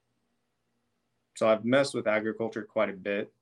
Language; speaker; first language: English; native; English